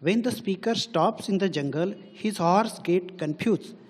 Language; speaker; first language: English; non-native, local second language; Marathi